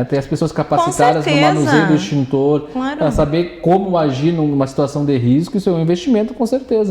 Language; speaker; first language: Portuguese; native; Portuguese